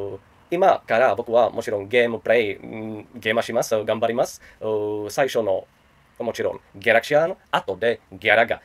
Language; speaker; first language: Japanese; non-native, learner; Czech